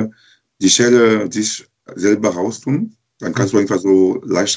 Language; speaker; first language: German; non-native, learner; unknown